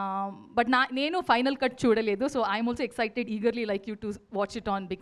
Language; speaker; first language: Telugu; non-native, local second language; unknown